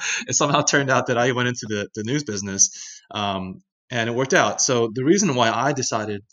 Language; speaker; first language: English; native; English